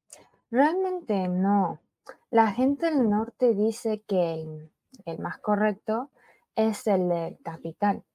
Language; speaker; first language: Spanish; early bilingual, other home language; Chinese